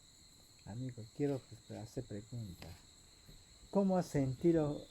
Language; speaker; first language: Spanish; non-native, local second language; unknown